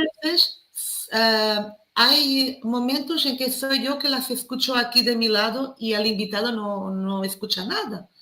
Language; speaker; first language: Spanish; non-native, fluent; Portuguese